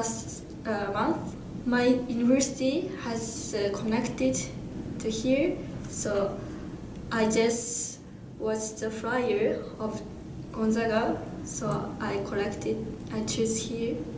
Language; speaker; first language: English; non-native, learner; Japanese